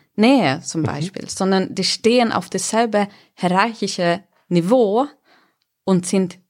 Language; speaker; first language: German; non-native, fluent; Swedish